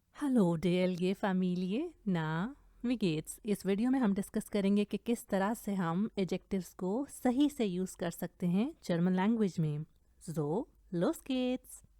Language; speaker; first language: Urdu; native; Urdu